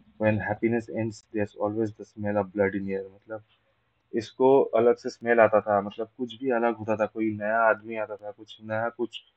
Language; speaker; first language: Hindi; non-native, local second language; Bangla